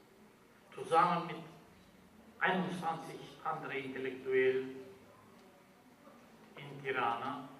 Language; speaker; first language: German; non-native, fluent; Albanian